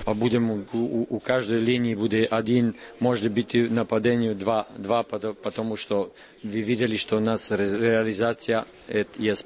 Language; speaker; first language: Russian; non-native, learner; Serbian